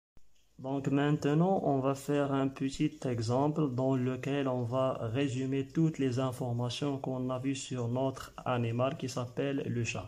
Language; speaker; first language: French; non-native, local second language; Arabic